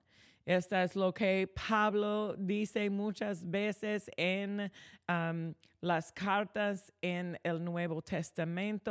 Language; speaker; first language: Spanish; non-native, fluent; English